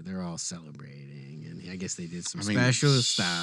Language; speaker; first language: English; native; English